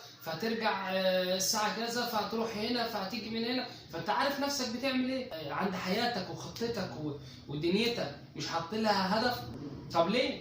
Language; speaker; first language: Arabic; native; Arabic